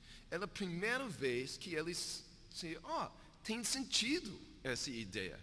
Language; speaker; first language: Portuguese; non-native, learner; English